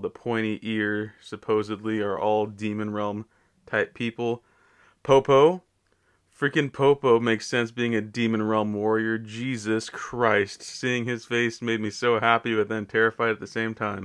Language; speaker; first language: English; native; English